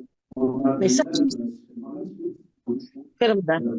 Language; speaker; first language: French; non-native, local second language; Arabic